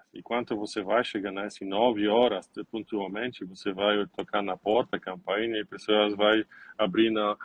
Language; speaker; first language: Portuguese; non-native, learner; Polish